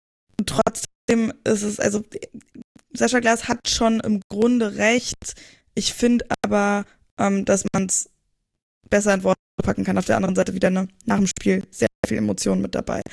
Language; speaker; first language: German; native; German